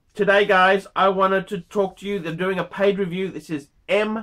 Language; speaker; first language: English; native; English